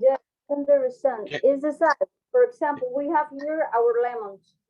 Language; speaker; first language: English; non-native, fluent; Spanish